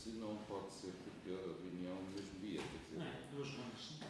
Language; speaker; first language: Portuguese; native; Portuguese